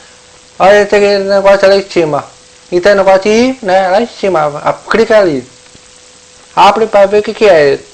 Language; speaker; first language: Portuguese; non-native, local second language; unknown